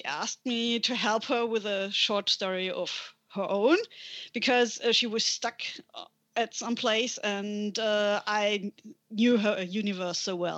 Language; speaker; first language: English; non-native, fluent; German